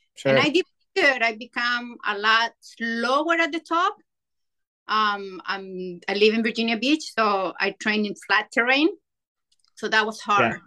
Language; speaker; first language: English; non-native, fluent; Spanish